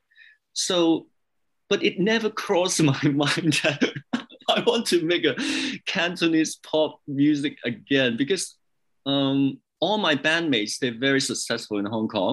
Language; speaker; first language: English; non-native, local second language; Cantonese